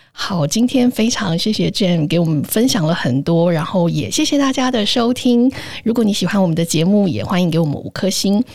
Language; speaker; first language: Chinese; native; Chinese